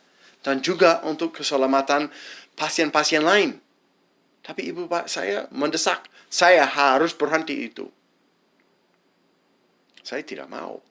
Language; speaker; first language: Indonesian; non-native, fluent; English